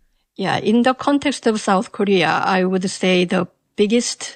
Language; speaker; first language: English; non-native, fluent; Korean